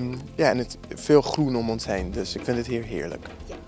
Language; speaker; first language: Dutch; non-native, fluent; English